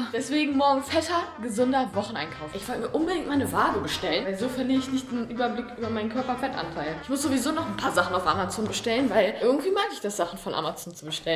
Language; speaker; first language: German; native; German